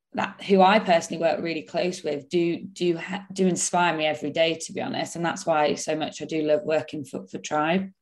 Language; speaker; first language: English; native; English